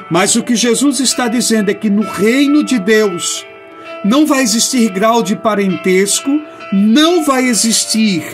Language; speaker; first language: Portuguese; native; Portuguese